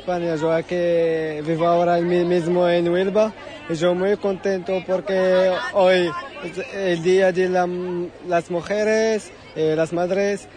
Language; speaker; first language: Spanish; non-native, learner; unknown